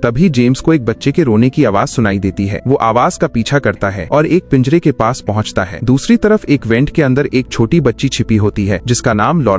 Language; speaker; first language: Hindi; native; Hindi